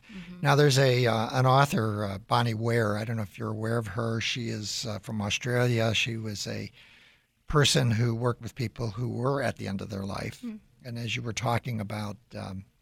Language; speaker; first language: English; native; English